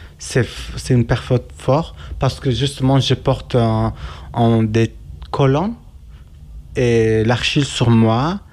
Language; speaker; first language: French; non-native, learner; Kurdish